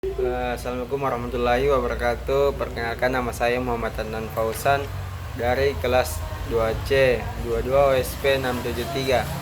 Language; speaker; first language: Indonesian; native; Indonesian